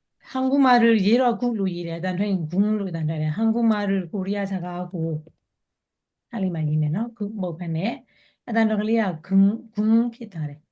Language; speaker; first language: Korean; non-native, fluent; Burmese